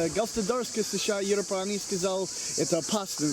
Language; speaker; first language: Russian; non-native, learner; English